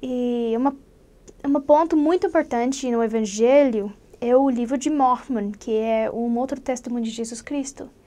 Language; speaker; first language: Portuguese; non-native, fluent; English